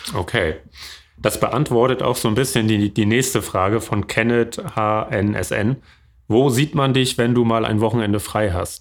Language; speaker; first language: German; native; German